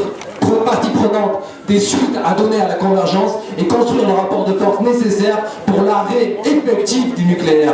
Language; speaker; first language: French; native; French